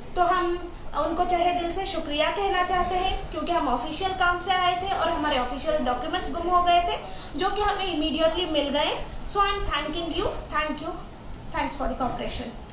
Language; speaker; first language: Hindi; non-native, local second language; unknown